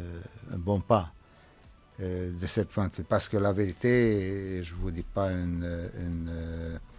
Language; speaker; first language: French; non-native, fluent; Romanian